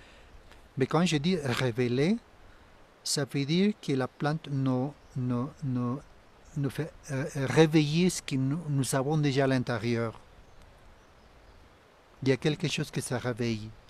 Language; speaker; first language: French; non-native, fluent; Spanish